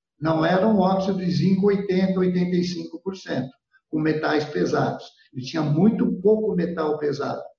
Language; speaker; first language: Portuguese; early bilingual, other home language; Italian